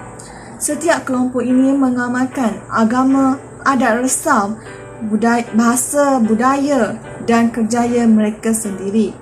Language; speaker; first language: Malay; native; Malay